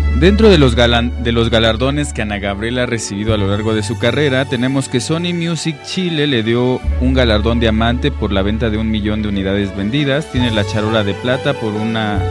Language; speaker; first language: Spanish; native; Spanish